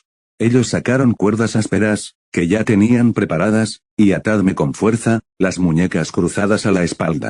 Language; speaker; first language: Spanish; native; Spanish